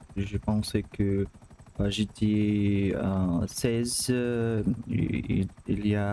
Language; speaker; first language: French; non-native, learner; Russian